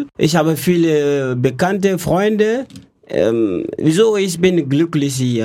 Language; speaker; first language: German; non-native, learner; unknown